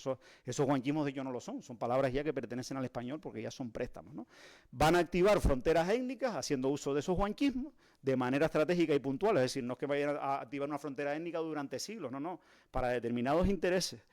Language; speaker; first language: Spanish; native; Spanish